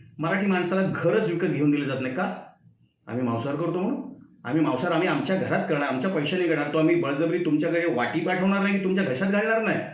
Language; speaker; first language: Marathi; native; Marathi